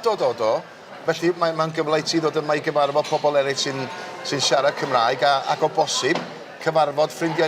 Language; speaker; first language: Welsh; native; Welsh